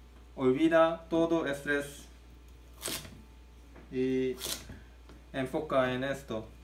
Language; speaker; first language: Spanish; non-native, learner; Korean